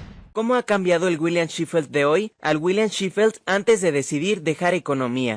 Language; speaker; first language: Spanish; native; Spanish